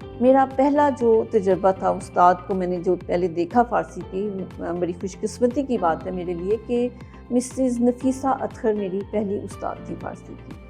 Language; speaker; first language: Urdu; native; Urdu